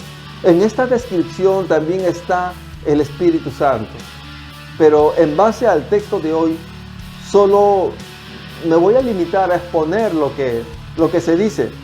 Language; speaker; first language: Spanish; native; Spanish